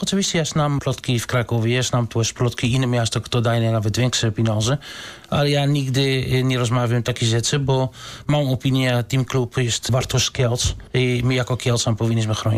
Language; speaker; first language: Polish; non-native, learner; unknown